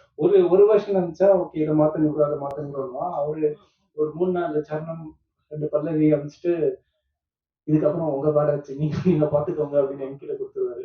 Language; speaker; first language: Tamil; native; Tamil